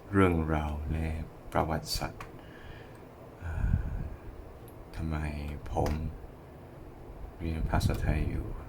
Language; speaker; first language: Thai; non-native, learner; English